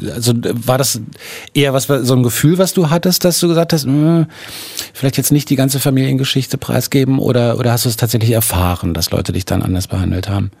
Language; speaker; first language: German; native; German